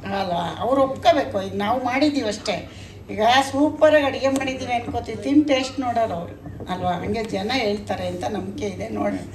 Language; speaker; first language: Kannada; native; Kannada